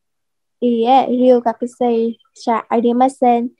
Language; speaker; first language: Japanese; non-native, learner; Vietnamese